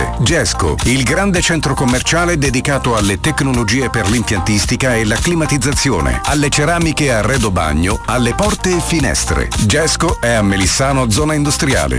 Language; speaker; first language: Italian; native; Italian